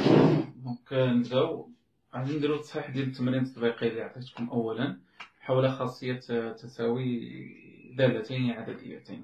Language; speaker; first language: Arabic; native; Arabic